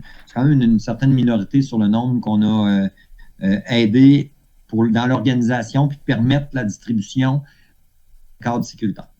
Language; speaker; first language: French; native; French